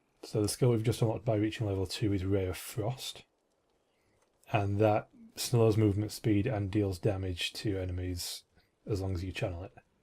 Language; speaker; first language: English; native; English